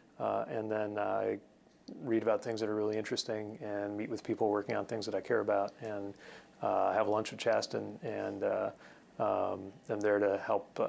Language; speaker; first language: English; native; English